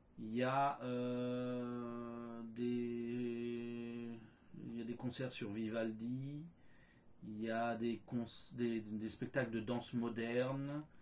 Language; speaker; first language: French; native; French